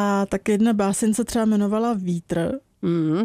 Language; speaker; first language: Czech; native; Czech